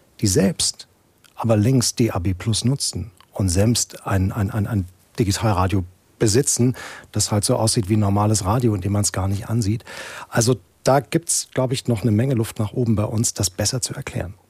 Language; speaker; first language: German; native; German